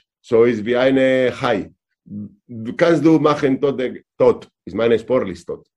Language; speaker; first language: German; non-native, learner; Spanish